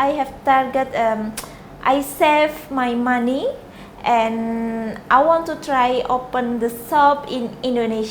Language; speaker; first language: English; non-native, learner; Indonesian